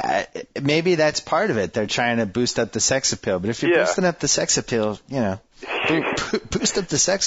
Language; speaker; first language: English; native; English